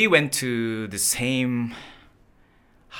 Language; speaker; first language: English; non-native, fluent; Japanese